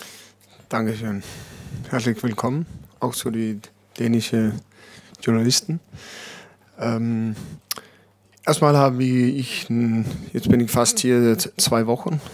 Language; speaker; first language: German; non-native, learner; Danish